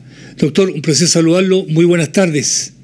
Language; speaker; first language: Spanish; native; Spanish